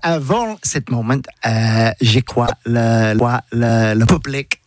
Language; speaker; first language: French; non-native, learner; English